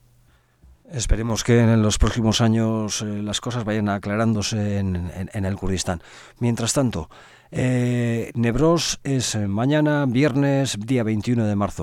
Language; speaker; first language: Spanish; native; Spanish